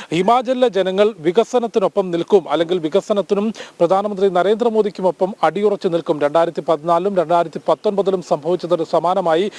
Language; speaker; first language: Malayalam; native; Malayalam